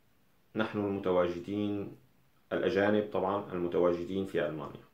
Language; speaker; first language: Arabic; native; Arabic